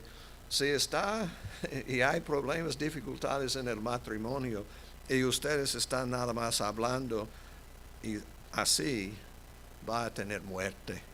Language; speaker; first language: Spanish; non-native, fluent; English